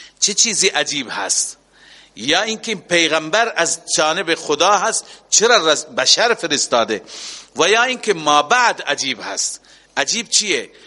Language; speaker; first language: Persian; native; Persian